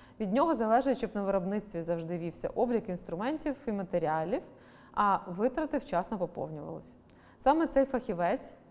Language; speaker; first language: Ukrainian; native; Ukrainian